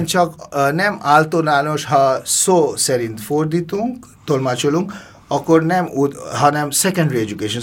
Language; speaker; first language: Hungarian; non-native, fluent; Bangla